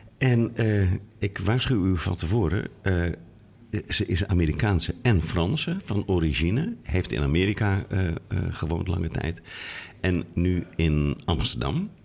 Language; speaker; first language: Dutch; native; Dutch